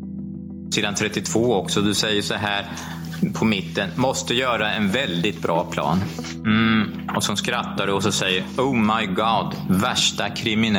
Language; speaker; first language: Swedish; native; Swedish